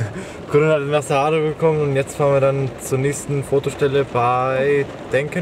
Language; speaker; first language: German; native; German